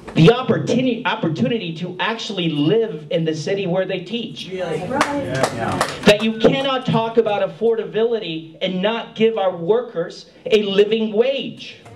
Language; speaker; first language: English; early bilingual, other home language; Spanish